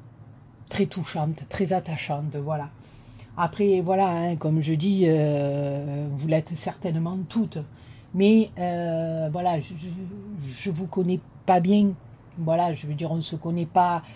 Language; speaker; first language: French; native; French